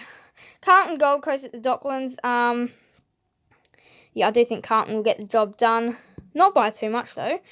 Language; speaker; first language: English; native; English